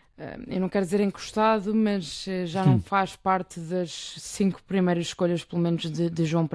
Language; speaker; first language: Portuguese; native; Portuguese